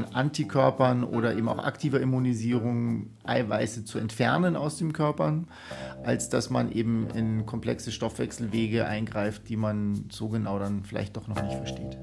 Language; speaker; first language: German; native; German